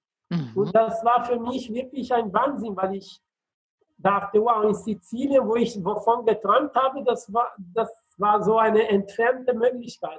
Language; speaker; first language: German; non-native, fluent; Italian